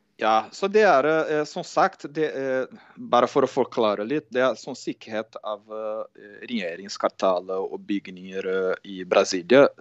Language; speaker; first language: Norwegian; non-native, fluent; Portuguese